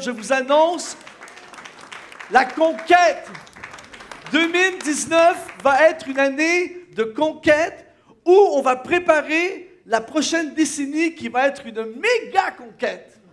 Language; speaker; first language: French; native; French